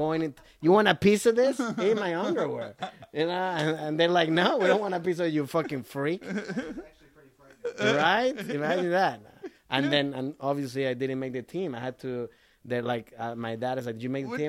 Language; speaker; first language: English; early bilingual, other home language; Spanish